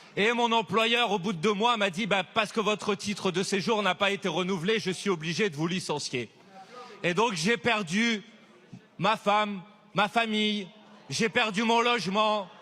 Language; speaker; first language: French; native; French